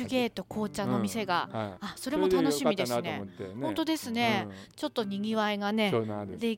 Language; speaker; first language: Japanese; native; Japanese